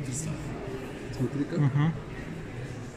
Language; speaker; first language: Russian; non-native, learner; Arabic